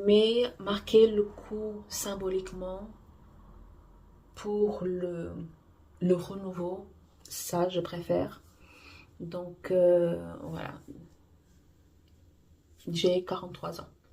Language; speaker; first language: French; non-native, fluent; Portuguese